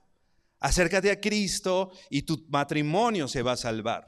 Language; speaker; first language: Spanish; native; Spanish